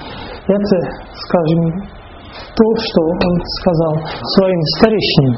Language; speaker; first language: Russian; non-native, fluent; Dutch